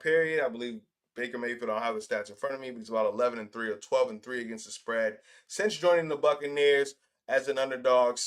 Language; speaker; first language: English; native; English